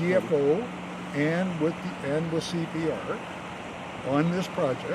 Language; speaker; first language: English; native; English